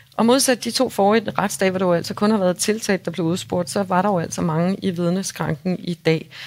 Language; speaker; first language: Danish; native; Danish